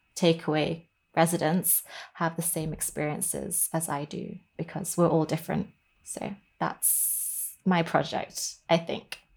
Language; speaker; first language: English; native; English